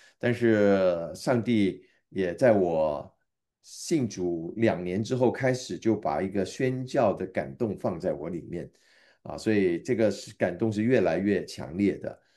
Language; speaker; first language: Chinese; native; Chinese